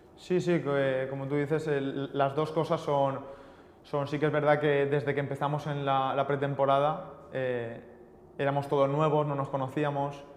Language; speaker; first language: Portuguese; non-native, learner; Spanish